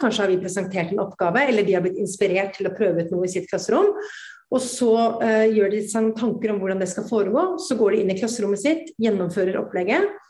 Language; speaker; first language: Norwegian; native; Norwegian